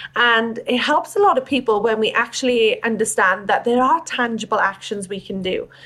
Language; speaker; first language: English; native; English